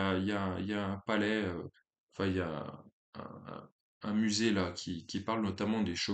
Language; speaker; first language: French; native; French